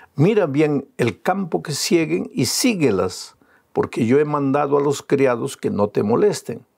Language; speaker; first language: Spanish; native; Spanish